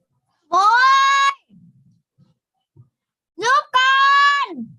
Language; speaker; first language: English; non-native, learner; Vietnamese